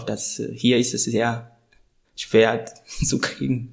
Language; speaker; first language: German; non-native, fluent; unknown